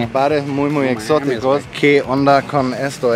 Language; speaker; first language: Spanish; non-native, learner; German